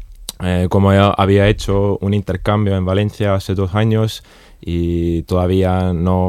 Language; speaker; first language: Spanish; non-native, fluent; Estonian